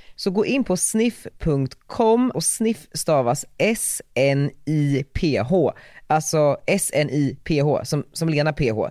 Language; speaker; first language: Swedish; native; Swedish